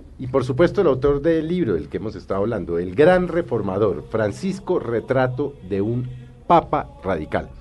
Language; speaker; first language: Spanish; native; Spanish